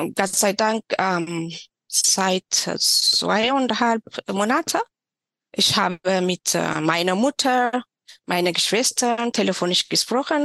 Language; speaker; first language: German; non-native, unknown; Tigrinya